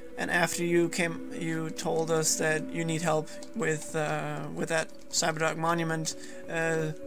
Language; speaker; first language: English; non-native, fluent; Danish